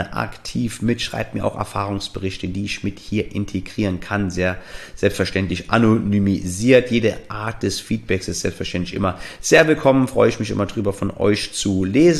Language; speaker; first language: German; native; German